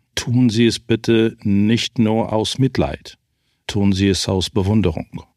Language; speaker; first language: German; non-native, fluent; Ukrainian